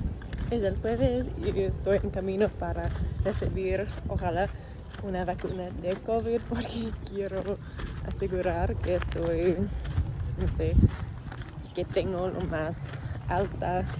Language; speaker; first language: Spanish; non-native, learner; English